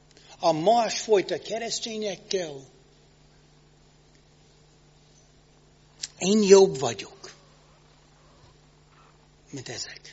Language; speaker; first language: Hungarian; non-native, fluent; English